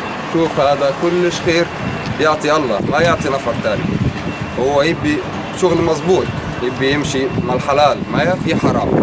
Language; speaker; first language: Arabic; non-native, learner; Bangla